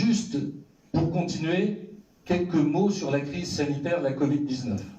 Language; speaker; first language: French; native; French